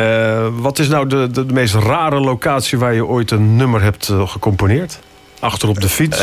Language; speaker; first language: Dutch; native; Dutch